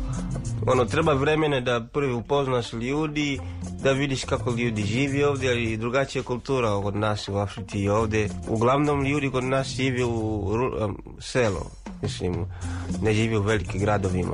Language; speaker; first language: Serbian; non-native, learner; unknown